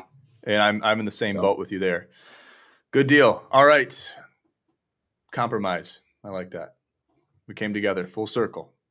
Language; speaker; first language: English; native; English